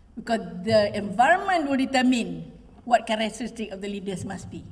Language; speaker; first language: English; non-native, local second language; Malay